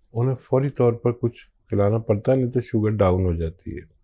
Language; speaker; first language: Hindi; native; Hindi